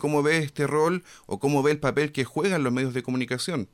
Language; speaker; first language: Spanish; native; Spanish